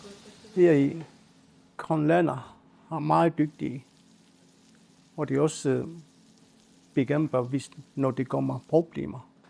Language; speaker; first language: Danish; non-native, local second language; Kalaallisut